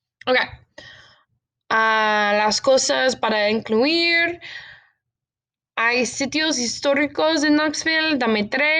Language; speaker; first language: Spanish; non-native, learner; English